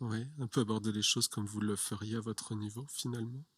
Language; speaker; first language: French; native; French